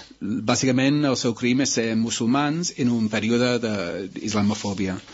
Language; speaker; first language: Catalan; non-native, local second language; Spanish